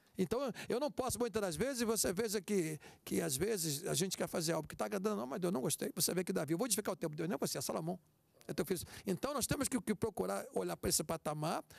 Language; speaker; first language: Portuguese; native; Portuguese